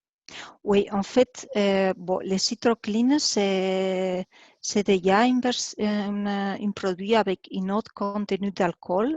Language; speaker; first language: French; non-native, learner; Spanish